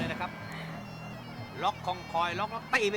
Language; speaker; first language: Thai; native; Thai